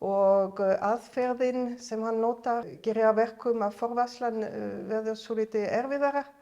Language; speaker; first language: Icelandic; non-native, fluent; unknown